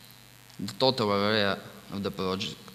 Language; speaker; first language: English; non-native, fluent; Bulgarian